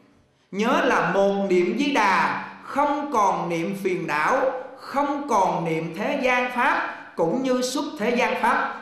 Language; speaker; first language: Vietnamese; native; Vietnamese